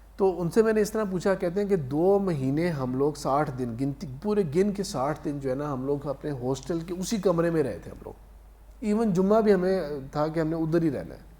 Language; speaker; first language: Urdu; native; Urdu